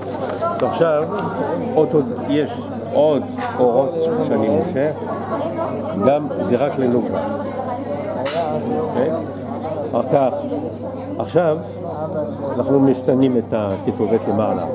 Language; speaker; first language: Hebrew; non-native, fluent; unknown